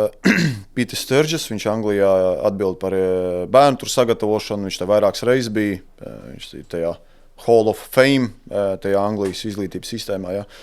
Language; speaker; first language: Latvian; native; Latvian